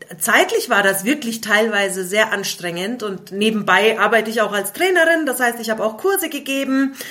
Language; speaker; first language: German; native; German